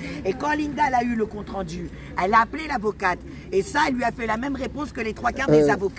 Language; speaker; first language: French; native; French